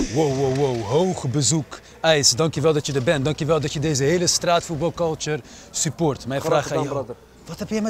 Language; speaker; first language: Dutch; native; Dutch